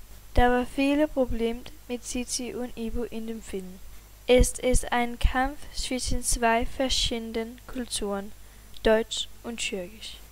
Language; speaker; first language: German; non-native, learner; Danish